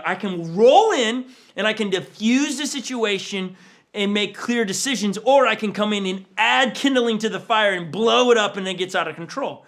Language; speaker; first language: English; native; English